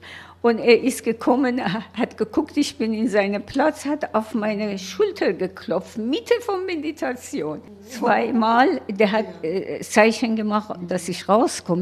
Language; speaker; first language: German; non-native, learner; Persian